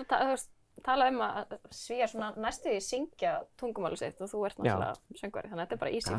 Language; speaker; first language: Icelandic; native; Icelandic